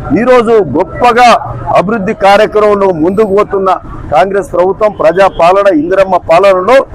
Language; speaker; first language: Telugu; native; Telugu